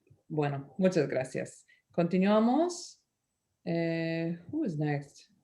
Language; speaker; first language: Spanish; non-native, fluent; English